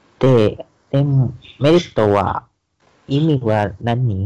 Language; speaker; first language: Japanese; non-native, learner; Chinese